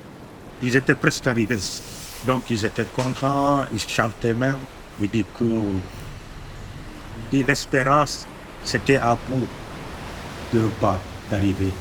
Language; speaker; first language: French; non-native, local second language; Arabic